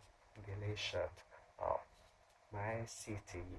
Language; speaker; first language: English; non-native, learner; Vietnamese